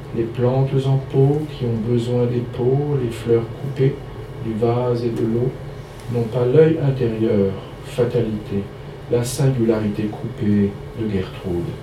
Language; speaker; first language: French; native; French